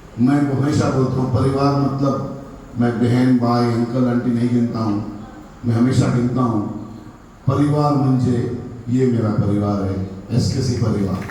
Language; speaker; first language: Hindi; non-native, local second language; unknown